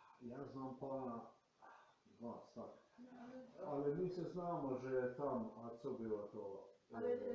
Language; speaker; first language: Polish; non-native, learner; Serbian